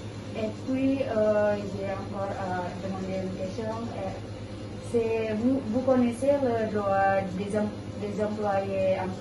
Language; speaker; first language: French; non-native, learner; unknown